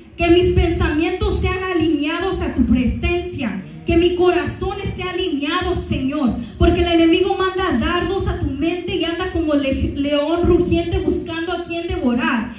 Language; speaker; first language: Spanish; early bilingual, heritage; Spanish